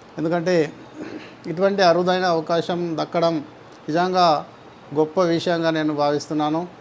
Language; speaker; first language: Telugu; non-native, local second language; Gondi